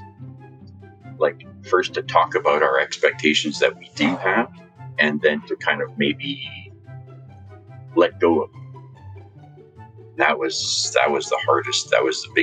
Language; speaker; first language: English; native; English